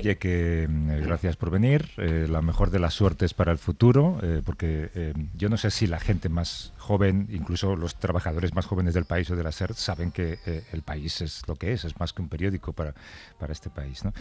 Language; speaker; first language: Spanish; native; Spanish